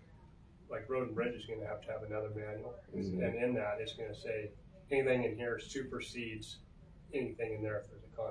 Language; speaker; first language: English; native; English